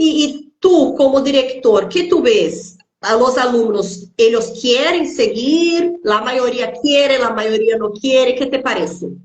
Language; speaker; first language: Spanish; non-native, fluent; Portuguese